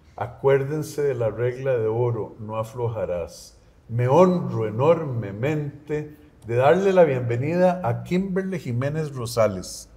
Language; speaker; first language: Spanish; native; Spanish